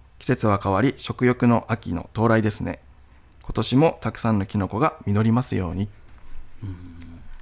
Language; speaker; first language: Japanese; native; Japanese